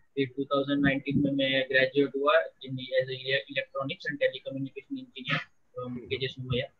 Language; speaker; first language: Hindi; non-native, local second language; Gujarati